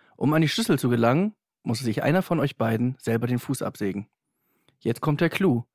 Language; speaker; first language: German; native; German